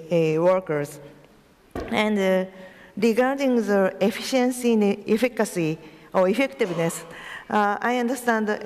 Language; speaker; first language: English; non-native, learner; Japanese